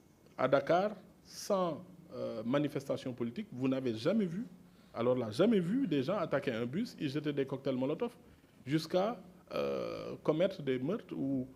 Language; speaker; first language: French; non-native, local second language; Wolof